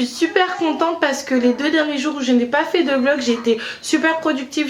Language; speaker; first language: French; native; French